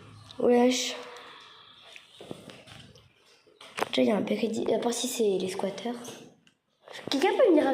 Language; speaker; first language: French; native; French